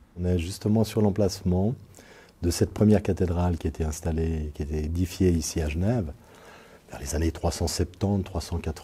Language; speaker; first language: French; native; French